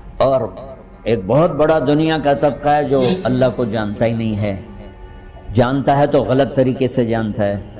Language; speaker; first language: Urdu; non-native, local second language; Punjabi